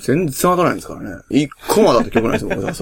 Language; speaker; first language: Japanese; native; Japanese